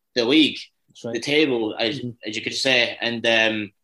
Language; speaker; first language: English; native; English